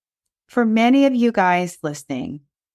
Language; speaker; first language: English; native; English